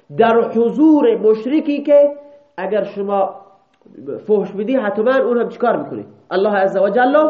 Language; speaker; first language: Persian; non-native, local second language; Baluchi